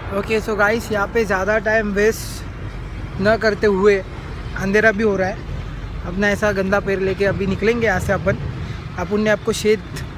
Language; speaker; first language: Hindi; non-native, local second language; Marathi